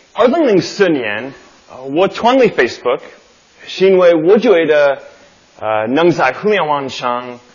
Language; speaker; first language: Chinese; non-native, learner; English